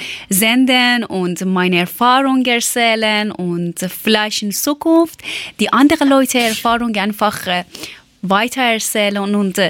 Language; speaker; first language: German; non-native, learner; Persian